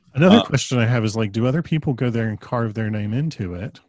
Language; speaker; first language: English; native; English